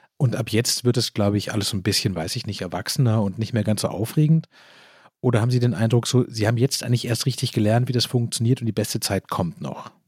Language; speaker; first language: German; native; German